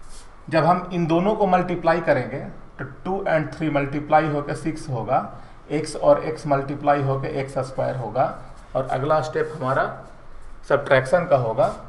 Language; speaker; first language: Hindi; native; Hindi